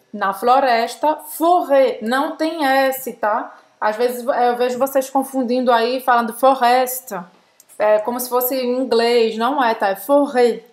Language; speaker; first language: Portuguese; native; Portuguese